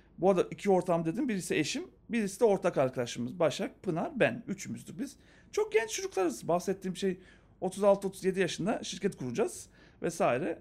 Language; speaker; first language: Turkish; native; Turkish